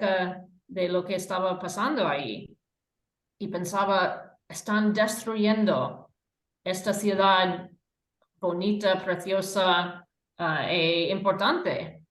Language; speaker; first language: Spanish; non-native, fluent; English